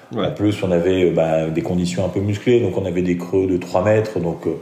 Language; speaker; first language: French; native; French